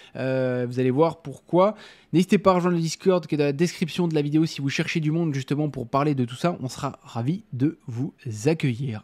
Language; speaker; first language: French; native; French